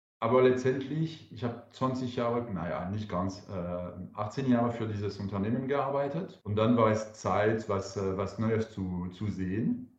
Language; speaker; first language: German; non-native, fluent; French